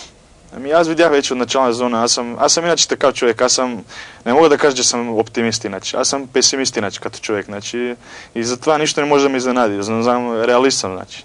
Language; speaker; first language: Bulgarian; non-native, fluent; Croatian